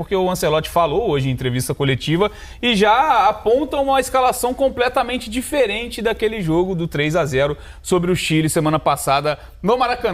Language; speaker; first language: Portuguese; native; Portuguese